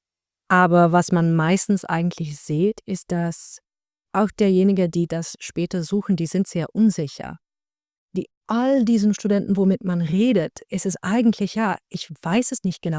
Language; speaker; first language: German; non-native, fluent; Dutch